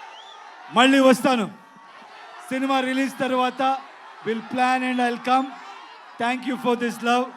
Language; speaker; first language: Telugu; non-native, learner; Kannada